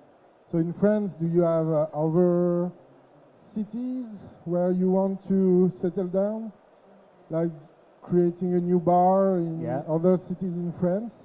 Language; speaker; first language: English; non-native, fluent; French